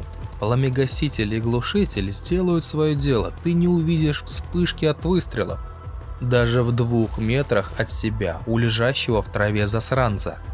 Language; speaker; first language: Russian; native; Russian